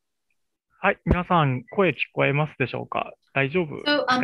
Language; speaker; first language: Japanese; native; Japanese